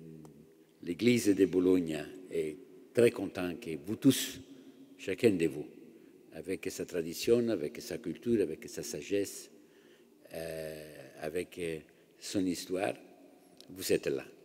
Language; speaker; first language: French; non-native, fluent; Italian